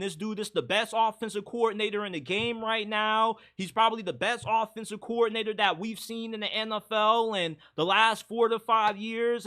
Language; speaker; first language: English; native; English